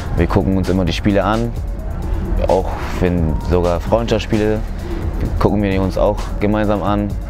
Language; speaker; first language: German; early bilingual, other home language; Spanish